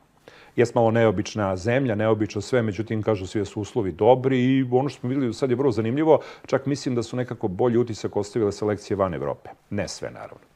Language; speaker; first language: Serbian; native; Serbian